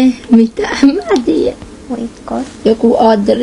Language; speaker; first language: Finnish; non-native, learner; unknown